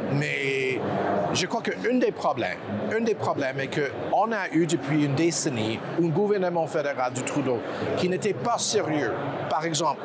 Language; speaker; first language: French; non-native, local second language; English